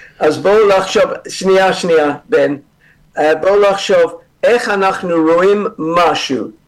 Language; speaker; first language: Hebrew; non-native, fluent; English